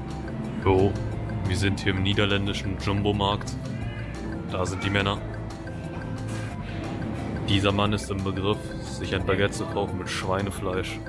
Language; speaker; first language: German; native; German